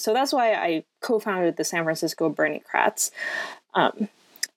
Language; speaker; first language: English; non-native, local second language; Cantonese